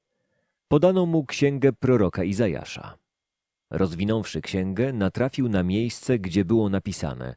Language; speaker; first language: Polish; native; Polish